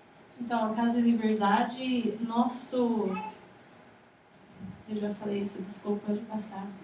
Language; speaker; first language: Portuguese; non-native, fluent; English